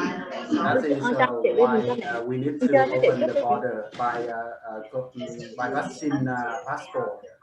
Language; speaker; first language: English; non-native, learner; Vietnamese